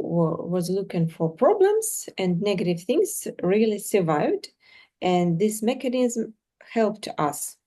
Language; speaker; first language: English; non-native, fluent; Russian